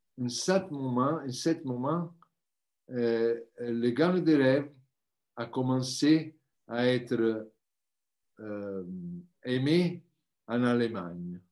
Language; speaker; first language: French; non-native, learner; Italian